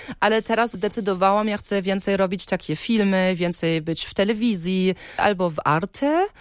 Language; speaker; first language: Polish; early bilingual, heritage; Polish